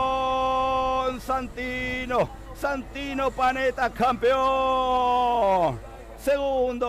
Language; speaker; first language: Spanish; native; Spanish